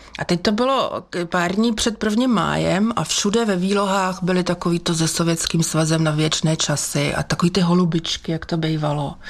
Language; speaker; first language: Czech; native; Czech